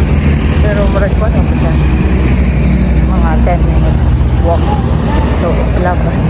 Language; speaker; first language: Cebuano; native; Cebuano